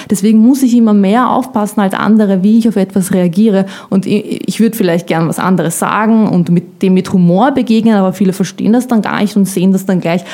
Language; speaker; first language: German; early bilingual, other home language; Bosnian